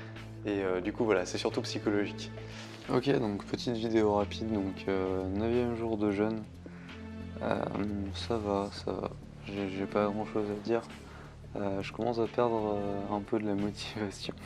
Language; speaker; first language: French; native; French